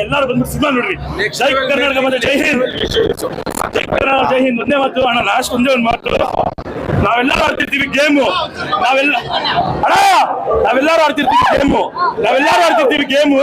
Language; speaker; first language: Kannada; native; Kannada